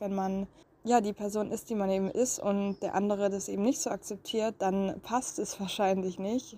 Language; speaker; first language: German; native; German